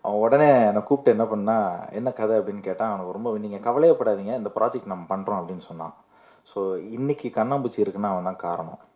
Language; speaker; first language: Tamil; native; Tamil